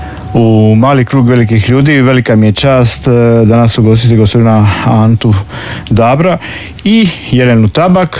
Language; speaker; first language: Serbian; native; Serbian